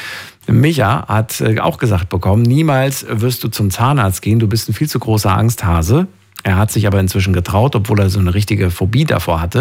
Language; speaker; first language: German; native; German